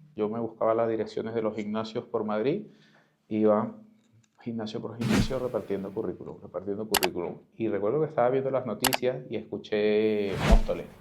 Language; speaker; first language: Spanish; native; Spanish